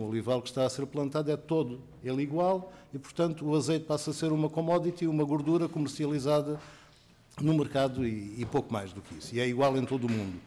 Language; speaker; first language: Portuguese; native; Portuguese